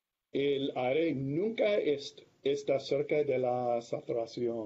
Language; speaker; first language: Spanish; non-native, learner; English